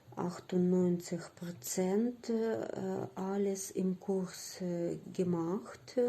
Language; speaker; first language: German; non-native, learner; Ukrainian